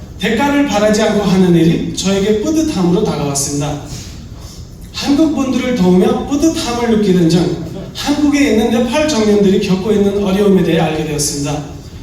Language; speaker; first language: Korean; non-native, fluent; Nepali